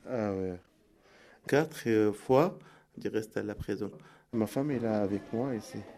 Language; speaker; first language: French; non-native, learner; Arabic